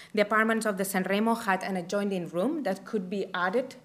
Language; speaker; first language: English; non-native, fluent; Spanish